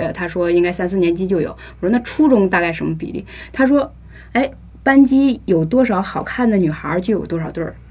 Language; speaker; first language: Chinese; native; Chinese